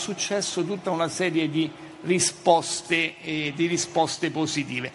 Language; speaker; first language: Italian; native; Italian